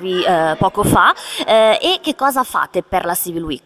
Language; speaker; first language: Italian; native; Italian